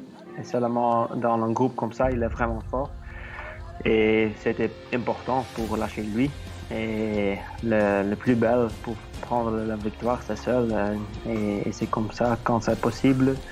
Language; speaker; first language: French; non-native, learner; Dutch